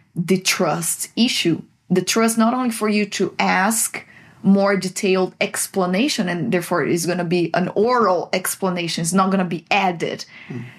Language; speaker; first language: English; non-native, fluent; Portuguese